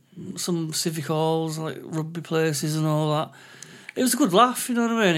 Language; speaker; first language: English; native; English